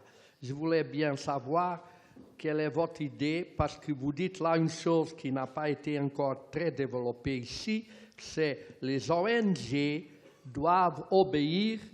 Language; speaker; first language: French; non-native, fluent; Portuguese